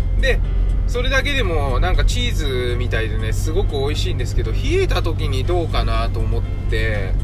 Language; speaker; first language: Japanese; native; Japanese